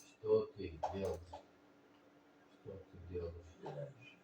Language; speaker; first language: Russian; non-native, learner; Uzbek